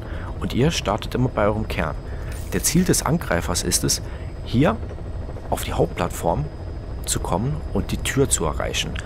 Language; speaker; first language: German; native; German